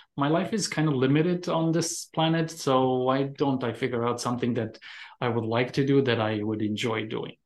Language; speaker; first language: English; non-native, fluent; Romanian